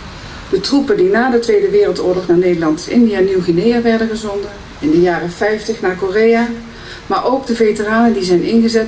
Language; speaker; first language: Dutch; native; Dutch